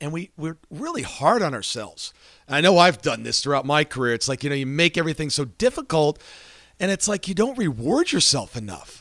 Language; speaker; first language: English; native; English